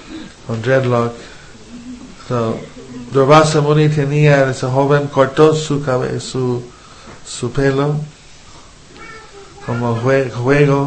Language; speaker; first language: Spanish; non-native, fluent; English